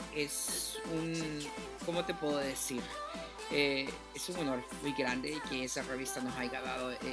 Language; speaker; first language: Spanish; early bilingual, heritage; Spanish